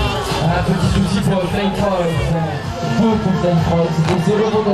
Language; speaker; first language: French; native; French